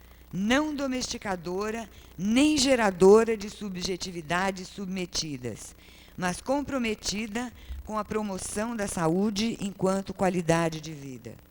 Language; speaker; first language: Portuguese; native; Portuguese